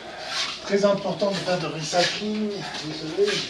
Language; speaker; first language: French; non-native, fluent; Spanish